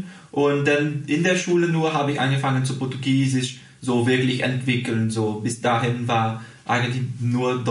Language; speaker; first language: German; early bilingual, heritage; Portuguese